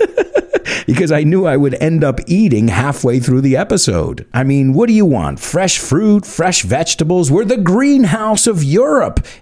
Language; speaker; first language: English; early bilingual, other home language; Spanish